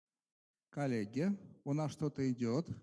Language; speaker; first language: Russian; native; Russian